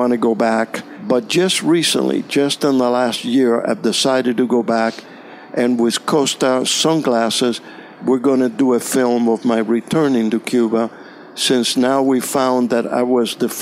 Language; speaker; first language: English; non-native, fluent; Spanish